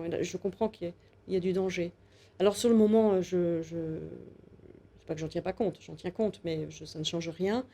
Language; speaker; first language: French; native; French